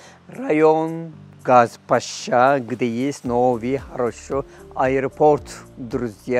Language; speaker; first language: Russian; non-native, fluent; Turkish